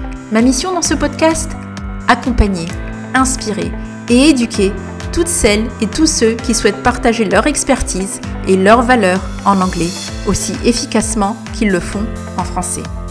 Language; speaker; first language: French; native; French